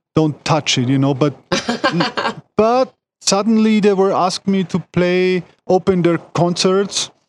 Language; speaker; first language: English; non-native, fluent; German